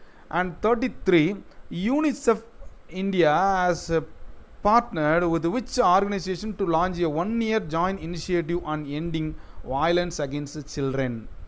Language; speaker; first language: English; non-native, local second language; Tamil